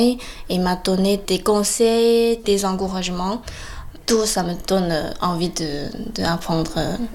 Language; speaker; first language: French; non-native, fluent; Chinese